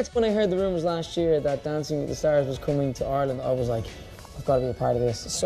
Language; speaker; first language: English; native; English